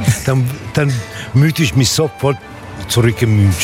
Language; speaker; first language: German; non-native, learner; Italian